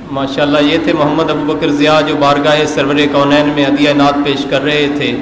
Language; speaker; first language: Urdu; native; Urdu